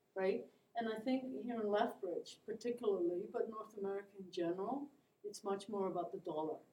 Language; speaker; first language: English; non-native, fluent; Dutch